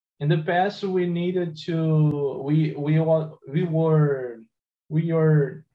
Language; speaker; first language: English; non-native, learner; Portuguese